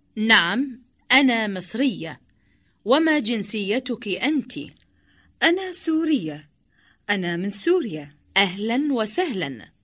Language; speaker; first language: Arabic; non-native, learner; Indonesian